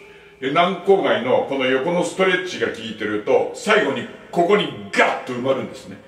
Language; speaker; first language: Japanese; native; Japanese